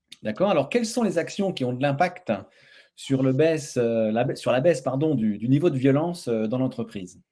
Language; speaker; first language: French; native; French